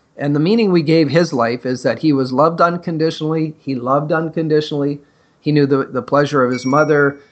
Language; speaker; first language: English; native; English